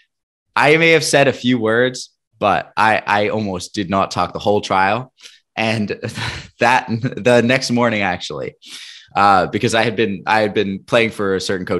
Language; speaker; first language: English; native; English